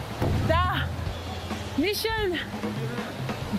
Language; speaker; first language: Korean; non-native, learner; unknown